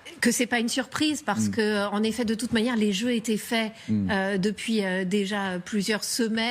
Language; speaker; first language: French; native; French